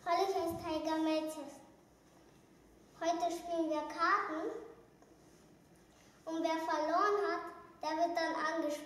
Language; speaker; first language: German; early bilingual, other home language; Russian